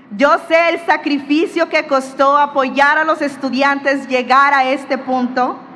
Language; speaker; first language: Spanish; early bilingual, other home language; English